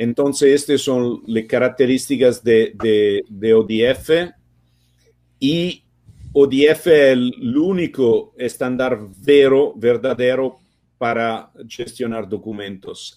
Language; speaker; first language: Spanish; non-native, fluent; Italian